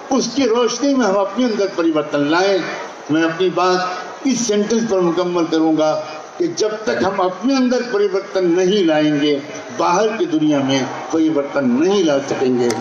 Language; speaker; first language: Hindi; native; Hindi